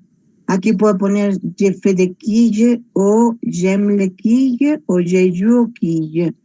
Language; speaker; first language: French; non-native, fluent; Spanish